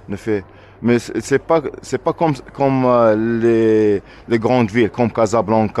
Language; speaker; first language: French; non-native, learner; Arabic